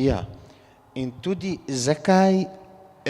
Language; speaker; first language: Slovenian; non-native, learner; Arabic